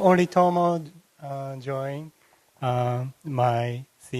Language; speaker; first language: English; non-native, learner; Japanese